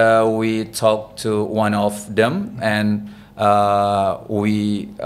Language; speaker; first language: English; non-native, learner; Indonesian